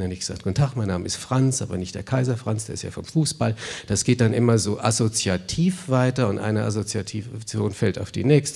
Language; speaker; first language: German; native; German